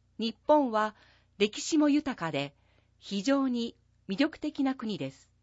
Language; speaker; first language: Japanese; non-native, fluent; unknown